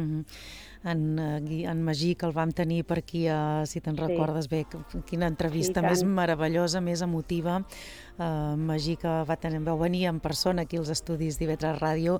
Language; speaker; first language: Catalan; native; Catalan